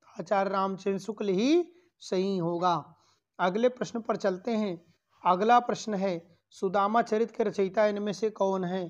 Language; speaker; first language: Hindi; native; Hindi